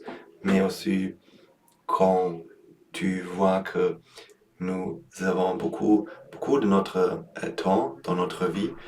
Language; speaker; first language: French; non-native, learner; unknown